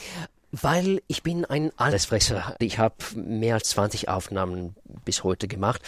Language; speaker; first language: German; non-native, fluent; Russian